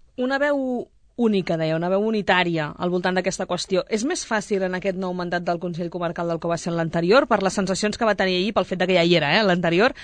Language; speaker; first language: Catalan; native; Catalan